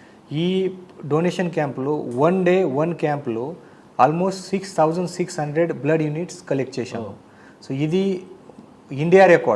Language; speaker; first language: Telugu; non-native, learner; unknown